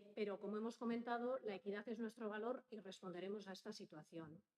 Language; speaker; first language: Spanish; native; Spanish